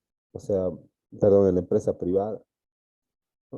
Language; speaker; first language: Spanish; native; Spanish